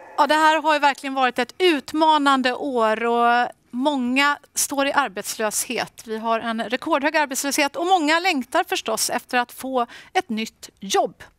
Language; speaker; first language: Swedish; native; Swedish